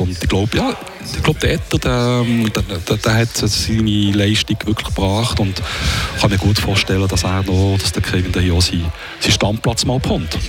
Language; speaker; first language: German; native; German